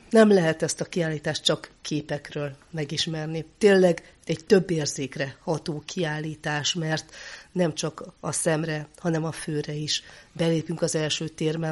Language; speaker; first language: Hungarian; native; Hungarian